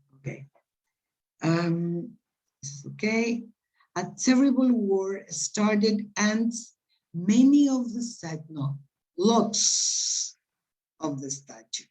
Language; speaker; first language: English; non-native, fluent; Spanish